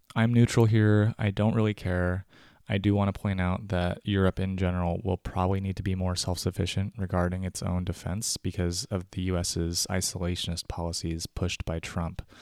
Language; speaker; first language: English; native; English